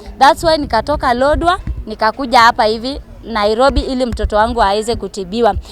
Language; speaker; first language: Swahili; non-native, local second language; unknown